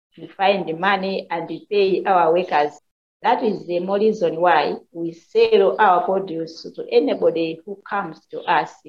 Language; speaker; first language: English; non-native, local second language; Nyanja